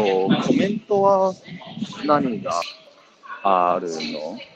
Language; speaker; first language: Japanese; non-native, learner; English